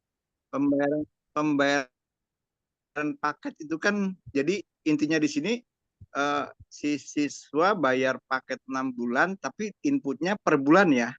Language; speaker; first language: Indonesian; native; Indonesian